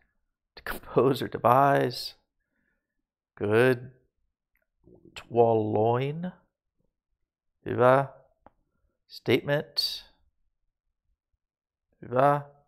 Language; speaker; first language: Finnish; non-native, learner; English